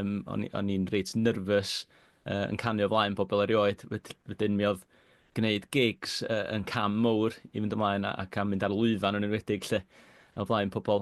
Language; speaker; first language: Welsh; native; Welsh